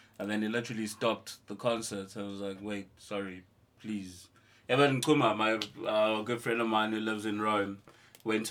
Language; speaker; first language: English; non-native, local second language; Xhosa